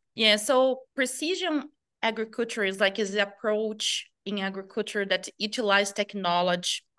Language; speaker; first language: English; non-native, fluent; Portuguese